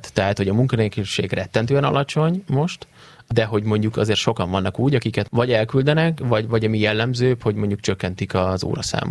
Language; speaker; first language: Hungarian; native; Hungarian